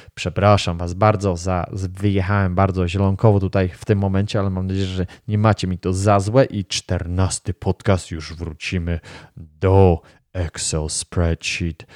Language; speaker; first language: Polish; native; Polish